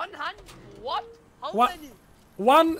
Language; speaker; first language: English; non-native, learner; German